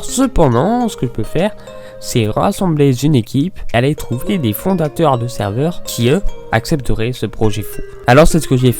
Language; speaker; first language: French; native; French